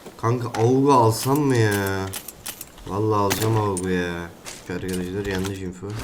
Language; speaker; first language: Turkish; native; Turkish